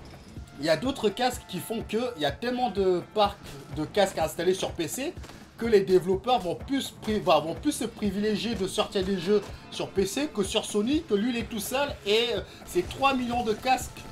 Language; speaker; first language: French; native; French